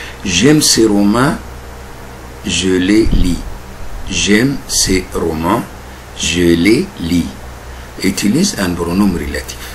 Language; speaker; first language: French; non-native, fluent; Arabic